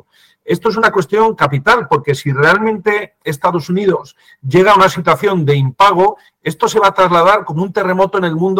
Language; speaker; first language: Spanish; native; Spanish